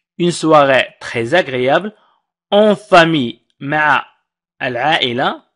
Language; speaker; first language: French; non-native, fluent; Arabic